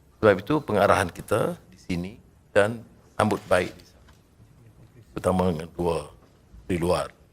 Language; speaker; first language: Malay; native; Malay